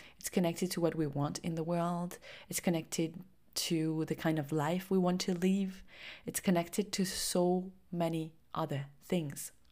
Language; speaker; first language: English; non-native, fluent; French